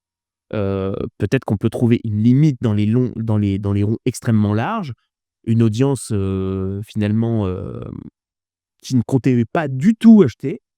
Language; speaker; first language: French; native; French